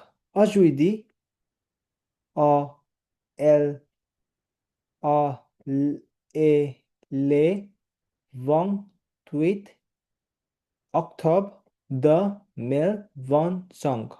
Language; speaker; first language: French; non-native, learner; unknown